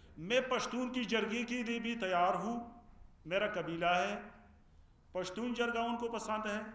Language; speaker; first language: Urdu; non-native, fluent; Pashto